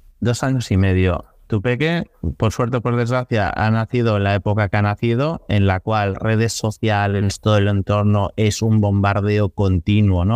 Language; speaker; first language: Spanish; native; Spanish